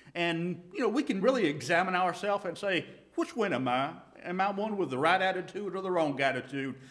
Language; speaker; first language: English; native; English